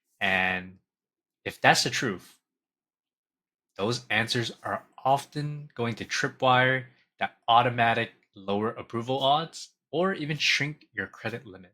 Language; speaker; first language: English; native; English